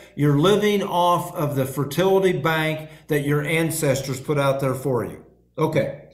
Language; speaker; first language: English; native; English